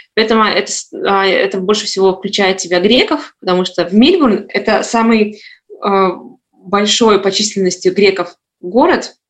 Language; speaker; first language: Russian; native; Russian